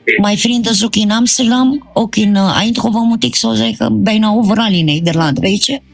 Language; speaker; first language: Dutch; non-native, learner; Romanian